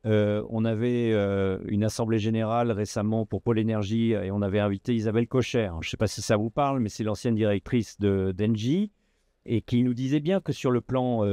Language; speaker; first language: French; native; French